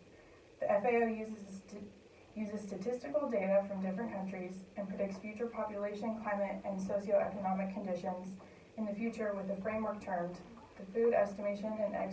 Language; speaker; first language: English; native; English